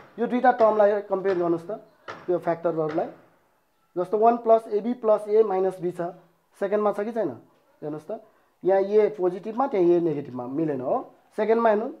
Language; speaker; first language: Nepali; non-native, local second language; Newari